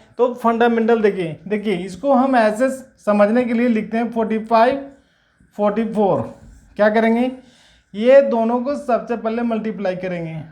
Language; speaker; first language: Hindi; native; Hindi